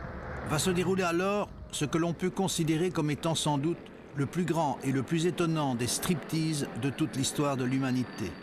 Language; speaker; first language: French; native; French